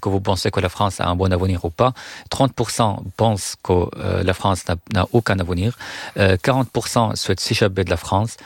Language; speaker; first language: French; non-native, fluent; Arabic